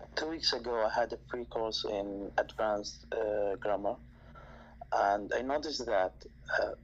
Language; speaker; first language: English; non-native, fluent; Arabic